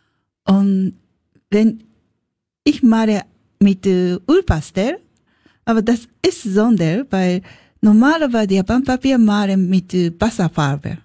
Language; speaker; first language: German; non-native, learner; Japanese